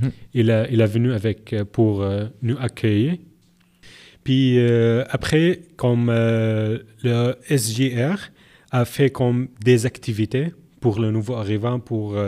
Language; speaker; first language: French; non-native, learner; Arabic